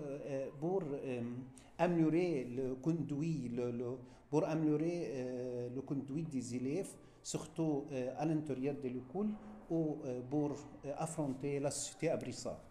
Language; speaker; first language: French; non-native, fluent; Arabic